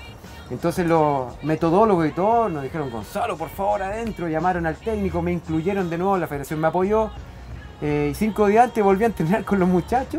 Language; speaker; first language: Spanish; native; Spanish